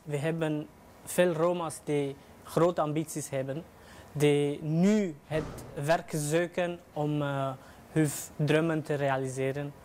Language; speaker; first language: Dutch; non-native, fluent; Romany